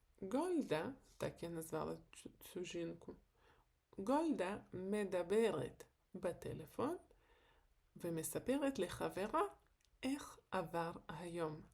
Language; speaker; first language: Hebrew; non-native, fluent; Ukrainian